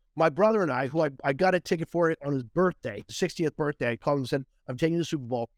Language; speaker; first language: English; native; English